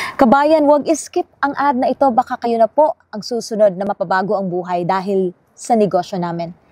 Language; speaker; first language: Filipino; non-native, local second language; Cebuano